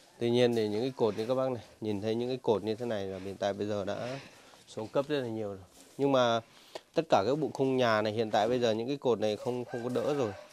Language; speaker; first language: Vietnamese; non-native, local second language; Hmong